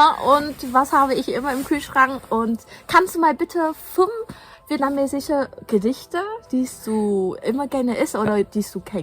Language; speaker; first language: German; non-native, fluent; Vietnamese